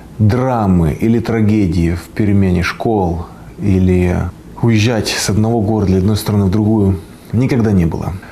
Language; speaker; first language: Russian; native; Russian